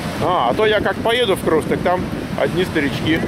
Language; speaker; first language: Russian; native; Russian